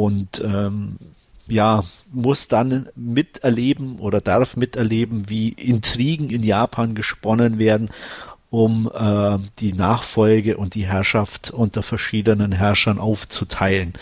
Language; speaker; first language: German; native; German